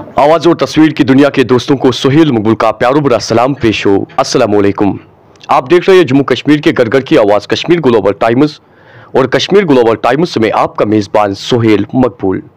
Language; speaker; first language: Urdu; non-native, local second language; Kashmiri